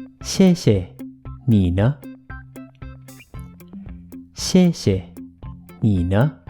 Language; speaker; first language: Chinese; non-native, fluent; Thai